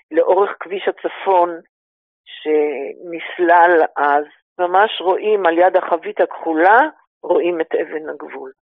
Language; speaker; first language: Hebrew; native; Hebrew